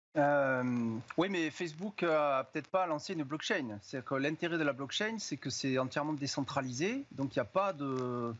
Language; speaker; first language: French; native; French